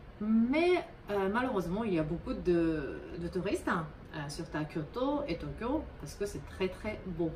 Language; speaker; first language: French; non-native, fluent; Japanese